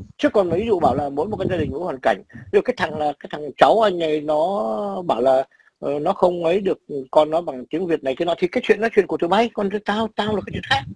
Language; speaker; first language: Vietnamese; native; Vietnamese